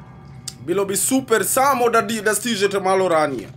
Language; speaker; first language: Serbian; early bilingual, heritage; English